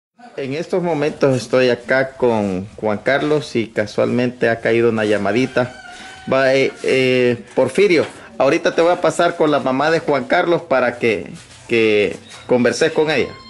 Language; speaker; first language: Spanish; native; Spanish